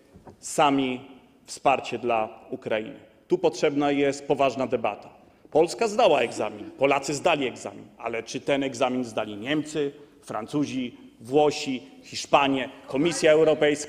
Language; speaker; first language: Polish; native; Polish